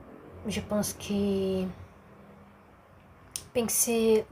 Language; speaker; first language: French; non-native, learner; Portuguese